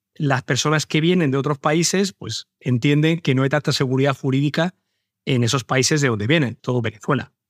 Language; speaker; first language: Spanish; native; Spanish